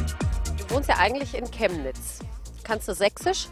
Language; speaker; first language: German; native; German